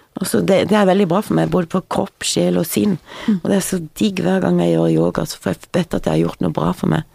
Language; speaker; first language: Norwegian; native; Norwegian